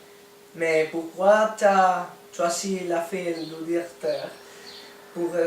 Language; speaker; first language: French; non-native, learner; Spanish